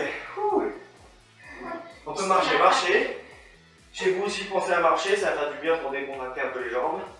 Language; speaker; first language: French; native; French